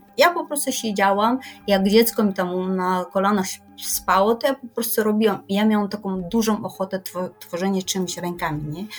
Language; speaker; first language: Polish; non-native, fluent; Kyrgyz